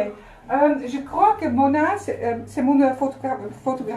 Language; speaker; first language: French; non-native, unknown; Dutch